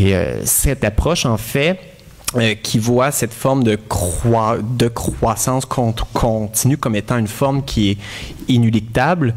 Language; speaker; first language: French; native; French